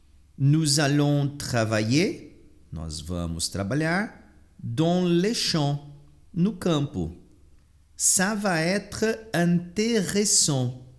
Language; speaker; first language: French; non-native, fluent; Portuguese